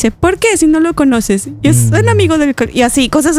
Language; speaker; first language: Spanish; native; Spanish